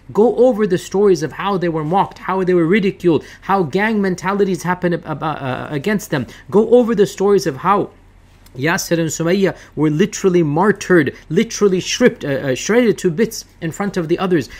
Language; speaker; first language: English; early bilingual, other home language; Urdu